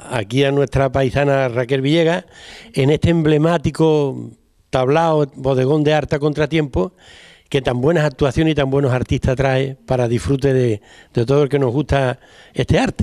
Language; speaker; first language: Spanish; native; Spanish